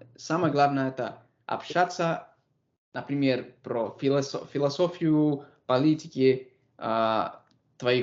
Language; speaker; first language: Russian; non-native, fluent; English